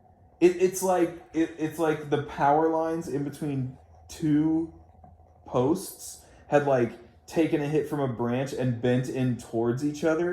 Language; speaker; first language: English; native; English